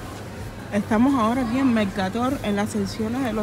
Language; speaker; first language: Spanish; native; Spanish